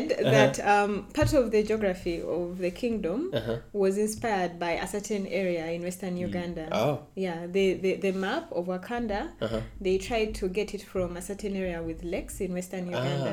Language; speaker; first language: English; non-native, local second language; Ganda